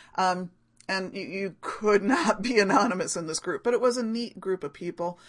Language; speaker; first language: English; native; English